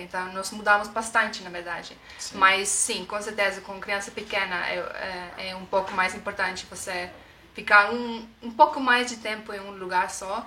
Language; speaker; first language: Portuguese; non-native, fluent; Estonian